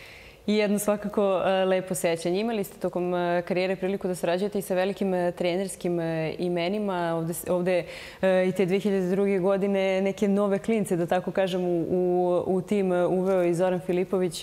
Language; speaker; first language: Serbian; native; Serbian